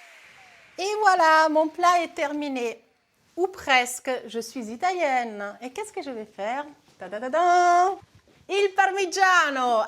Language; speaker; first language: French; non-native, fluent; Italian